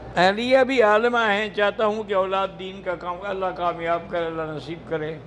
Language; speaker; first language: Urdu; early bilingual, heritage; Urdu